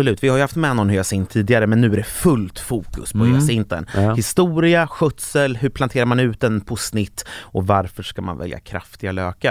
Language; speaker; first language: Swedish; native; Swedish